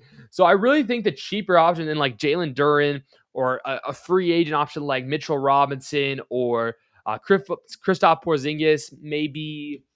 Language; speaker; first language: English; native; English